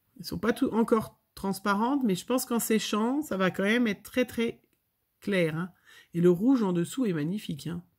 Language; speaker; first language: French; native; French